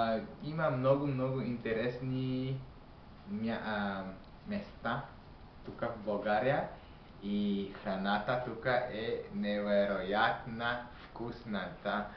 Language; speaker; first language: Bulgarian; non-native, learner; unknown